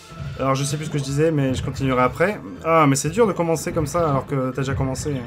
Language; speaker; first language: French; native; French